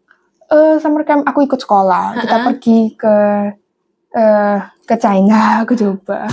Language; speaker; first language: Indonesian; non-native, local second language; English